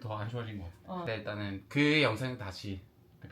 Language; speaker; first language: Korean; non-native, fluent; English